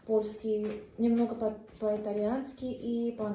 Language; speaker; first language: Russian; non-native, learner; English